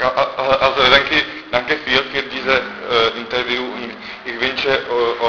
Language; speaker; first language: German; non-native, learner; Czech